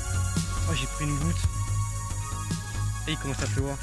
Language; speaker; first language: French; native; French